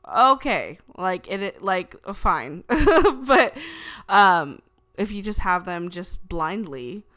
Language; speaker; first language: English; early bilingual, other home language; Filipino